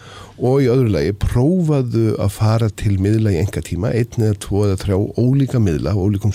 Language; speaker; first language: Icelandic; native; Icelandic